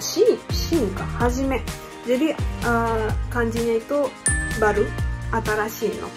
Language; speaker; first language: Indonesian; non-native, fluent; Japanese